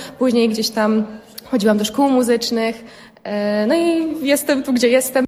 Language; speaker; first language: Polish; native; Polish